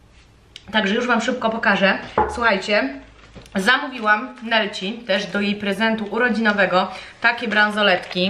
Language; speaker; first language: Polish; native; Polish